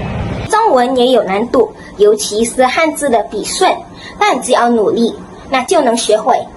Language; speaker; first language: Chinese; non-native, learner; Indonesian